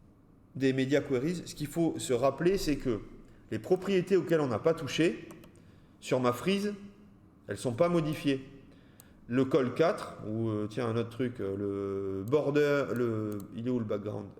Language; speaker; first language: French; native; French